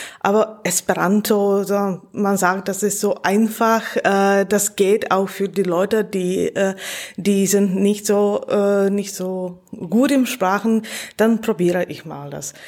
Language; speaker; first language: German; non-native, learner; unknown